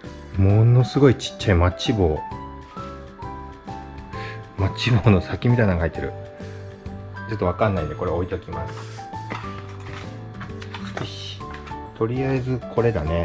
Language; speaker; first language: Japanese; native; Japanese